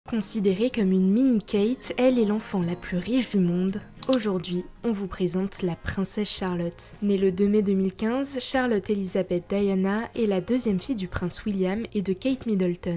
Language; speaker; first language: French; native; French